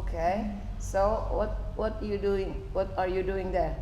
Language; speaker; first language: English; non-native, fluent; Indonesian